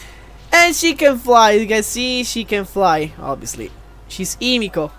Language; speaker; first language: English; non-native, fluent; Italian